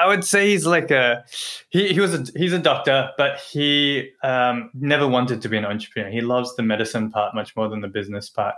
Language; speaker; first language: English; native; English